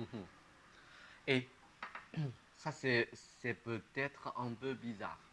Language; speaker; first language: French; non-native, fluent; Chinese